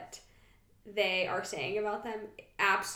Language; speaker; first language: English; native; English